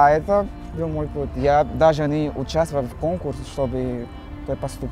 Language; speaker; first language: Russian; non-native, learner; Portuguese